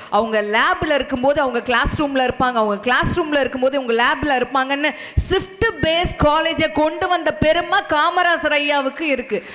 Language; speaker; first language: Tamil; non-native, local second language; Telugu